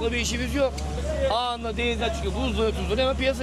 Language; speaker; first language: Turkish; native; Turkish